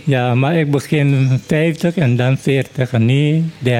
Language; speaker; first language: Dutch; non-native, learner; Papiamento